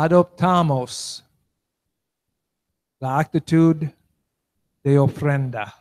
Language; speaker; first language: Spanish; non-native, learner; English